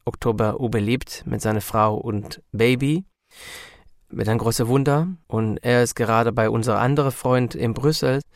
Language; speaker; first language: German; non-native, learner; Hebrew